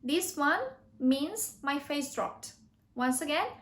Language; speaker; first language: English; non-native, fluent; Romanian